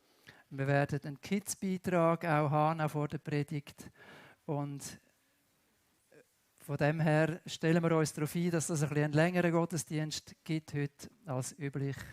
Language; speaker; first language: German; native; German